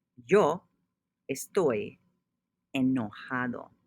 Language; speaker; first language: Spanish; non-native, fluent; English